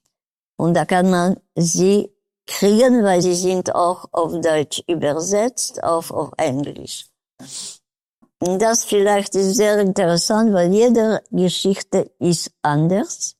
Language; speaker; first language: German; non-native, learner; Polish